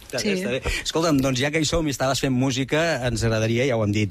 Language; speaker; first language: Catalan; native; Catalan